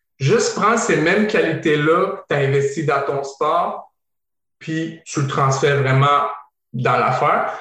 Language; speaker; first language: French; early bilingual, other home language; Bosnian